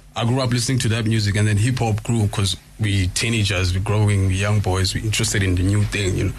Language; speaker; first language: English; non-native, local second language; Xhosa